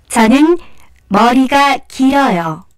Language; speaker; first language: Korean; non-native, learner; Indonesian